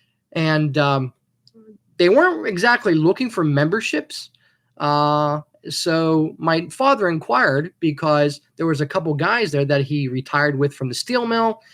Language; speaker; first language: English; native; English